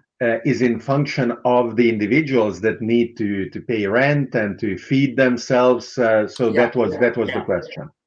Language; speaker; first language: English; non-native, fluent; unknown